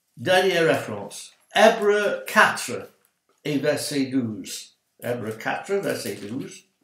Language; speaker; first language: French; non-native, learner; English